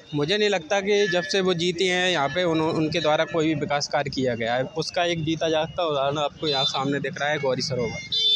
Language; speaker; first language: Hindi; native; Hindi